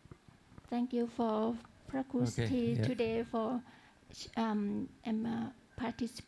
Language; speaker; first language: English; non-native, learner; Thai